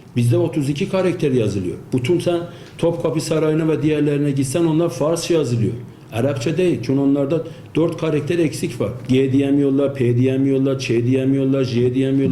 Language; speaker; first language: Turkish; non-native, fluent; Azerbaijani